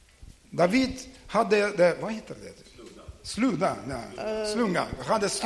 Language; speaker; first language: Swedish; non-native, learner; Ukrainian